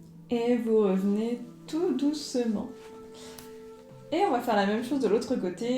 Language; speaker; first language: French; native; French